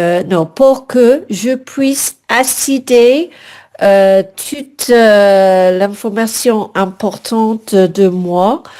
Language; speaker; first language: French; non-native, fluent; English